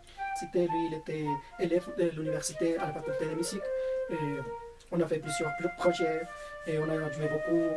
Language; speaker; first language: French; non-native, fluent; Spanish